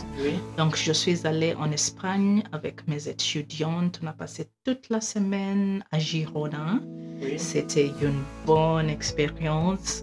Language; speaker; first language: French; non-native, fluent; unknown